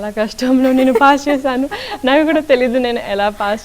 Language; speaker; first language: Telugu; non-native, local second language; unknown